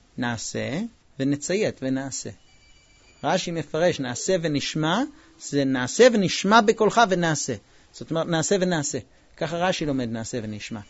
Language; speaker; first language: Hebrew; non-native, fluent; English